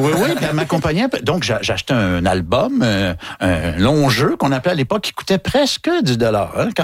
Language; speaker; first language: French; native; French